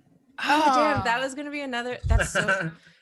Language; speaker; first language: English; native; English